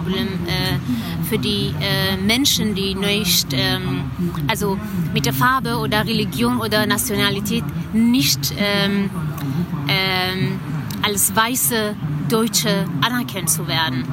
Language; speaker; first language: German; non-native, fluent; Kurdish